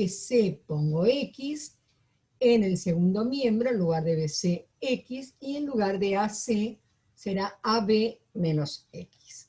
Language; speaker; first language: Spanish; native; Spanish